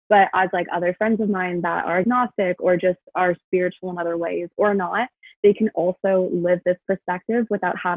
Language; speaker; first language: English; native; English